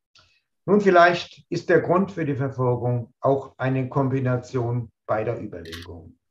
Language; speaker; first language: German; native; German